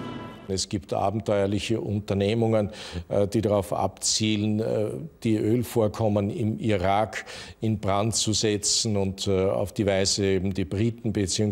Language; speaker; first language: German; native; German